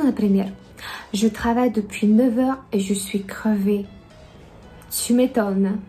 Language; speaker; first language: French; non-native, fluent; Russian